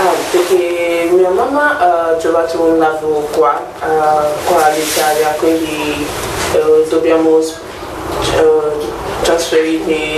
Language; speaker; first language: Italian; non-native, learner; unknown